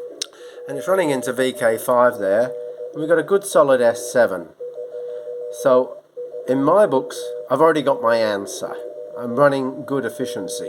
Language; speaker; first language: English; native; English